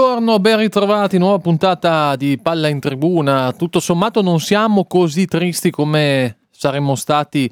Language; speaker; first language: Italian; native; Italian